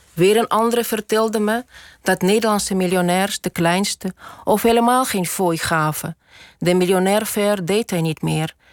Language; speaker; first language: Dutch; non-native, fluent; Russian